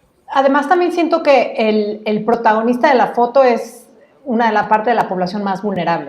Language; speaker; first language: Spanish; native; Spanish